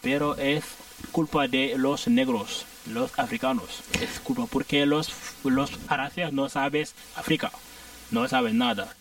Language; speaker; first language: Spanish; non-native, learner; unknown